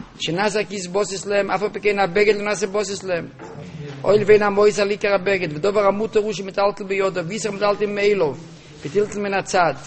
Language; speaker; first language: Hebrew; native; Hebrew